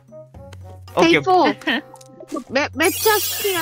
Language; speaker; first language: Japanese; non-native, learner; Korean